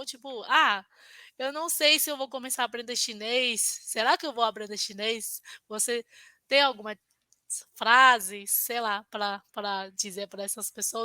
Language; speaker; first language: Portuguese; non-native, fluent; Chinese